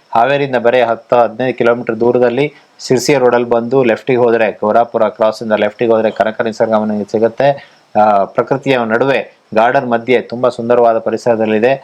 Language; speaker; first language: Kannada; native; Kannada